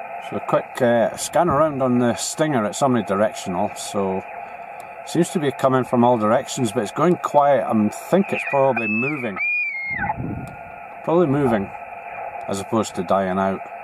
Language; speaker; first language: English; native; English